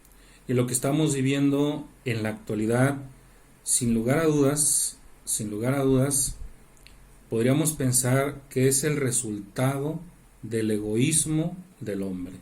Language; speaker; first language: Spanish; native; Spanish